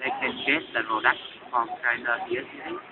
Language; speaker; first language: English; non-native, learner; Vietnamese